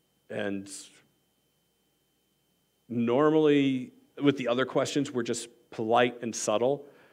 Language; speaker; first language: English; native; English